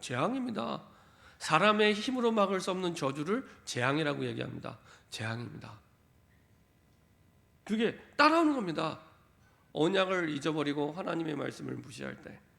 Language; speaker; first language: Korean; native; Korean